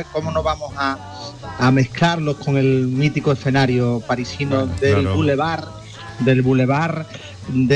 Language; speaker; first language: Spanish; native; Spanish